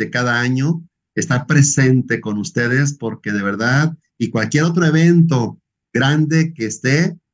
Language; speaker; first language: Spanish; native; Spanish